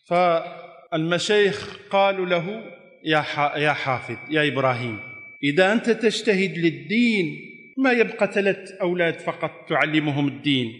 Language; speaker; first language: Arabic; non-native, fluent; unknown